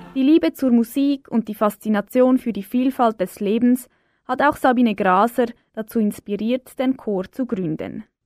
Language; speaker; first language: German; native; German